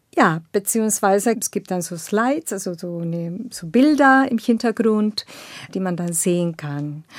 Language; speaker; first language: German; non-native, fluent; Spanish